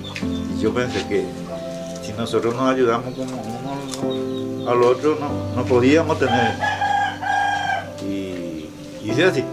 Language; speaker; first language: Spanish; non-native, local second language; Guarani